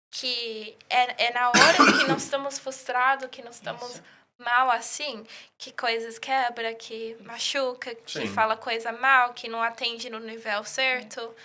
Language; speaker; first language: Portuguese; early bilingual, heritage; English